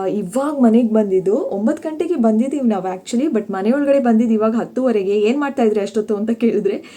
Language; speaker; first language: Kannada; non-native, local second language; Tulu